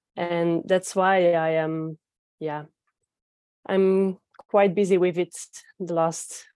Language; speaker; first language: English; non-native, fluent; Dutch